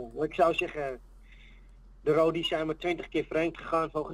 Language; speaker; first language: Dutch; native; Dutch